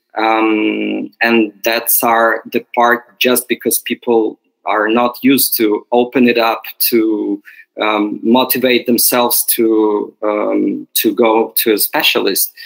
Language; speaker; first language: English; non-native, fluent; Ukrainian